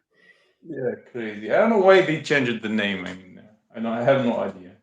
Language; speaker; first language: English; non-native, learner; Russian